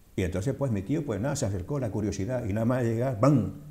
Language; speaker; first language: Spanish; native; Spanish